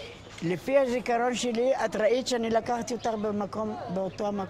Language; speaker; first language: Hebrew; non-native, fluent; Spanish